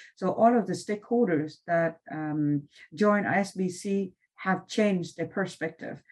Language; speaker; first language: English; non-native, fluent; Vietnamese